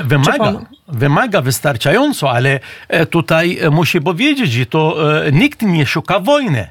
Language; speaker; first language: Polish; non-native, fluent; Arabic